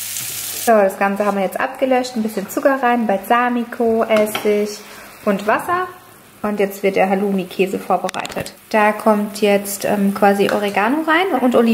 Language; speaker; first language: German; native; German